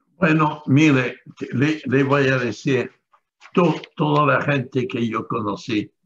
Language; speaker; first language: Spanish; non-native, fluent; French